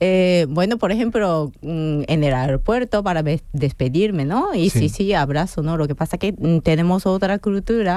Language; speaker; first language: Spanish; non-native, fluent; Japanese